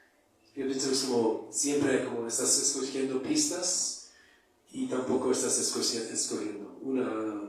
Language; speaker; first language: Spanish; non-native, fluent; English